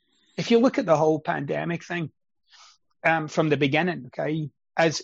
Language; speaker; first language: English; native; English